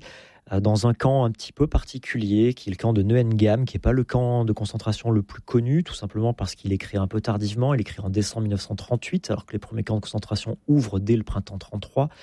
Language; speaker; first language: French; native; French